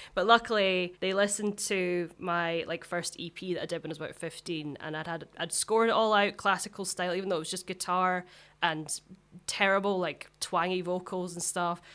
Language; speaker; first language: English; native; English